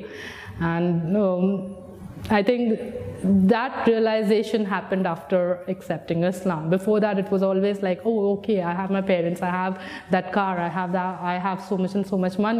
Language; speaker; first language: English; non-native, local second language; Hindi